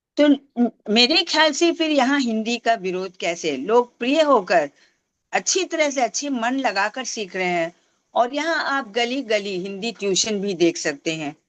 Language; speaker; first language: Hindi; non-native, local second language; Tamil